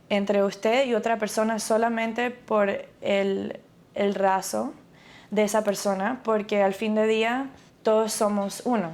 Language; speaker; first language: Spanish; early bilingual, other home language; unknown